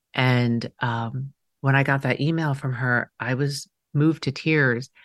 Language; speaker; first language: English; early bilingual, other home language; Chinese